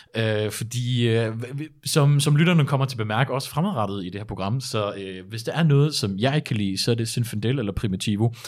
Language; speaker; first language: Danish; early bilingual, other home language; German